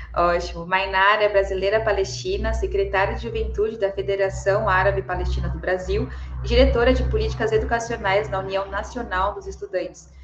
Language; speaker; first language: Portuguese; native; Portuguese